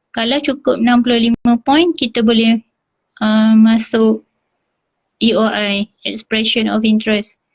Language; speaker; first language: Malay; native; Malay